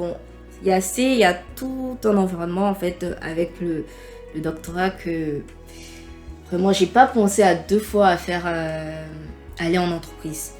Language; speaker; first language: French; native; French